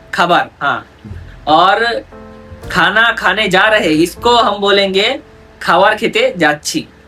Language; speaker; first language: Hindi; non-native, local second language; Bangla